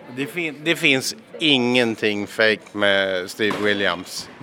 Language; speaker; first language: Swedish; non-native, fluent; English